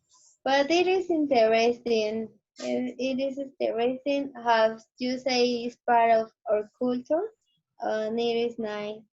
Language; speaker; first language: English; non-native, learner; Spanish